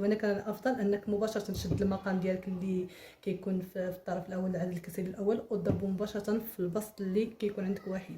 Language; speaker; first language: Arabic; native; Arabic